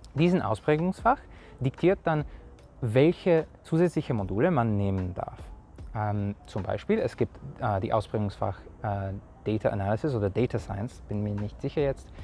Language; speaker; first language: German; non-native, fluent; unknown